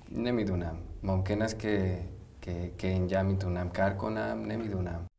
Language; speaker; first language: Persian; non-native, learner; Spanish